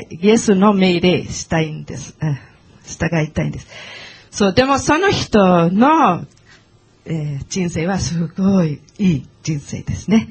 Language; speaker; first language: Japanese; non-native, learner; English